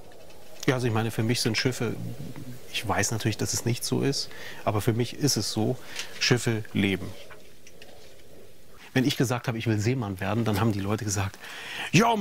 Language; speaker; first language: German; native; German